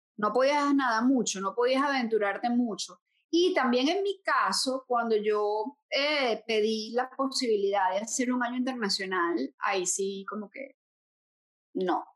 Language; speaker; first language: Spanish; native; Spanish